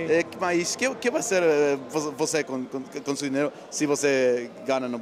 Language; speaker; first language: Portuguese; non-native, learner; Spanish